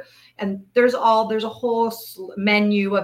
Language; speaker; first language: English; native; English